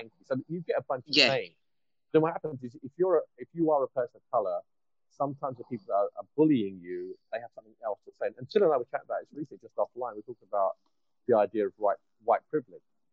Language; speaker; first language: English; native; English